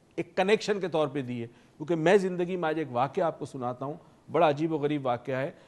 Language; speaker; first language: Urdu; native; Urdu